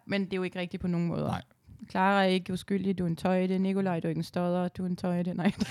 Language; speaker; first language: Danish; native; Danish